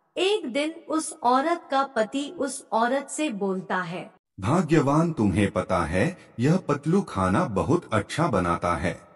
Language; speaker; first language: Hindi; native; Hindi